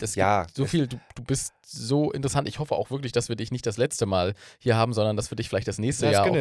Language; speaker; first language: German; native; German